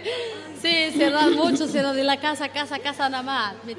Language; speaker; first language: Spanish; non-native, learner; Arabic